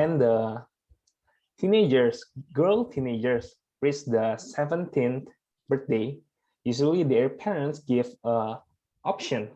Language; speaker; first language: English; non-native, fluent; Indonesian